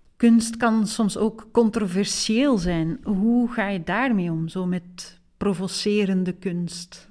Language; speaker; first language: Dutch; native; Dutch